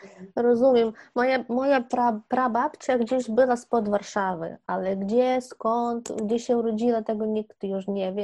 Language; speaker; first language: Polish; non-native, fluent; Ukrainian